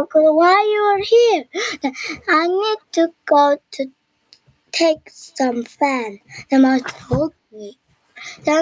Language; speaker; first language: English; non-native, learner; Korean